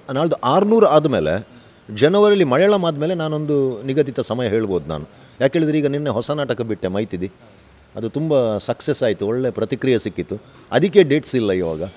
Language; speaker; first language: Kannada; non-native, local second language; Tulu